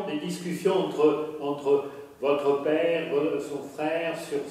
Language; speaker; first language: French; native; French